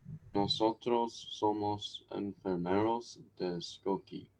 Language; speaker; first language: Spanish; non-native, learner; English